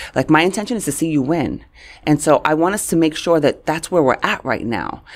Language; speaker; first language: English; native; English